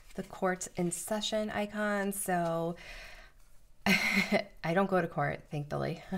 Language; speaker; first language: English; native; English